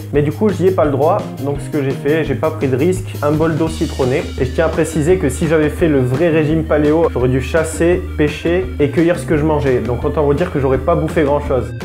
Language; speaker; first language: French; native; French